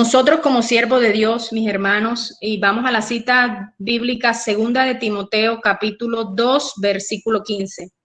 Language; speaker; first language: Spanish; native; Spanish